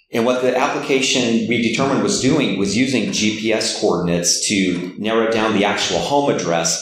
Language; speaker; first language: English; native; English